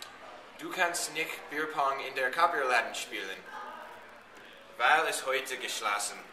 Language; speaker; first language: German; non-native, learner; English